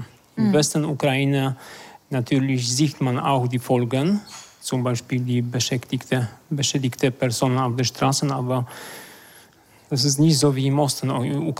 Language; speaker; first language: German; non-native, fluent; Polish